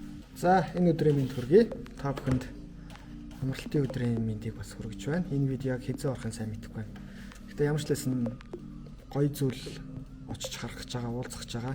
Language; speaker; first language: Mongolian; native; Mongolian